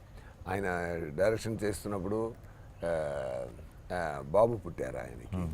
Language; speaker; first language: Telugu; non-native, learner; Tamil